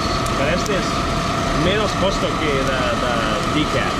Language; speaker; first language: Spanish; non-native, learner; English